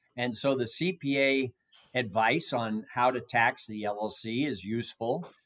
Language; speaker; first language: English; native; English